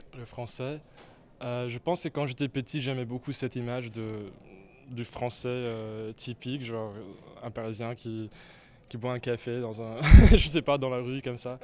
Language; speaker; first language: French; non-native, local second language; English